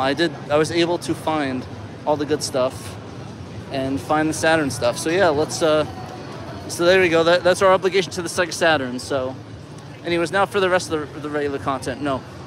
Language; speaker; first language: English; native; English